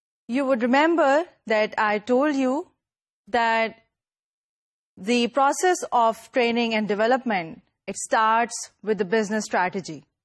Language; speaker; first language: English; non-native, local second language; Urdu